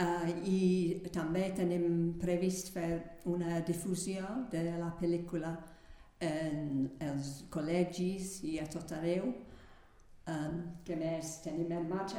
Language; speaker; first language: Catalan; non-native, fluent; English